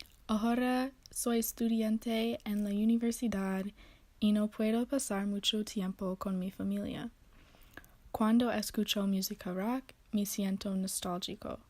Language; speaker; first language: Spanish; non-native, learner; English